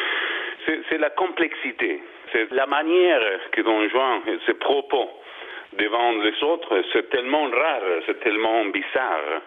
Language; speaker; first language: French; non-native, learner; Spanish